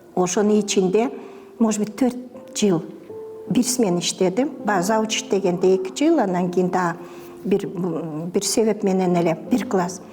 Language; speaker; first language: Kyrgyz; non-native, local second language; Russian